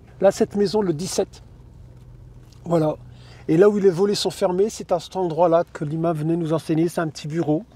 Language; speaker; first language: French; early bilingual, other home language; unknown